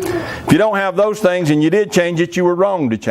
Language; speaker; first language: English; native; English